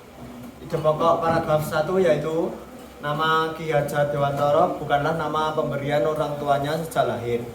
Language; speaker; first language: Indonesian; native; Indonesian